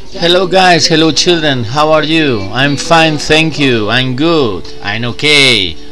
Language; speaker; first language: English; non-native, fluent; Spanish